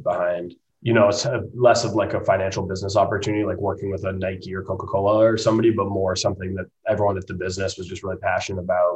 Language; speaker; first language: English; native; English